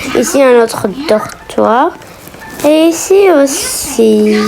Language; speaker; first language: French; native; French